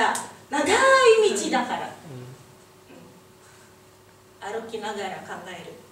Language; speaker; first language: Japanese; non-native, learner; Indonesian